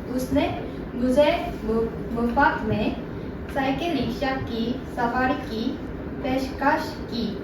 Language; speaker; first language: Hindi; non-native, learner; Korean